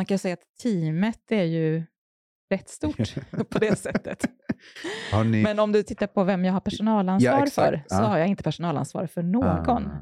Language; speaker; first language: Swedish; native; Swedish